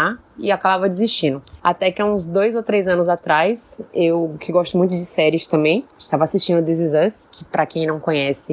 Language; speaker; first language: Portuguese; native; Portuguese